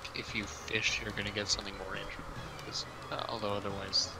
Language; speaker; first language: English; native; English